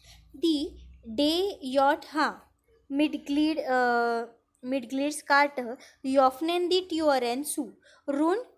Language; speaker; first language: German; non-native, fluent; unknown